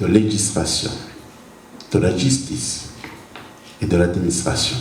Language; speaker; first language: French; non-native, local second language; Rundi